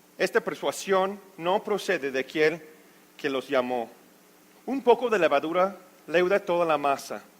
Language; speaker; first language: Spanish; non-native, fluent; English